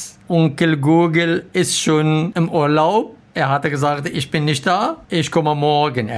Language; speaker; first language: German; non-native, learner; Arabic